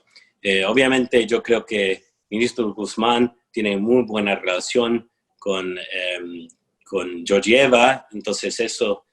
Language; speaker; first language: Spanish; non-native, fluent; English